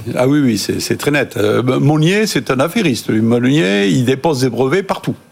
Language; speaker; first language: French; native; French